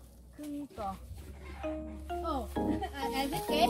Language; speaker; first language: Korean; non-native, learner; Vietnamese